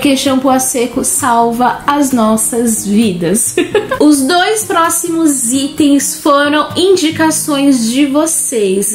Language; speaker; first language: Portuguese; native; Portuguese